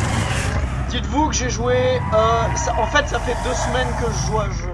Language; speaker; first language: French; native; French